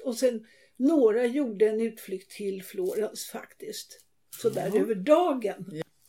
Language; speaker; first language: Swedish; native; Swedish